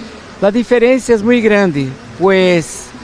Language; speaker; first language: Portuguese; non-native, learner; Spanish